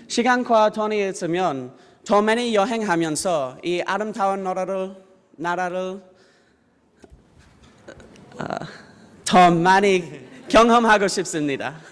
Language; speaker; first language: Korean; non-native, fluent; English